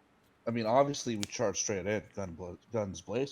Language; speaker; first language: English; native; English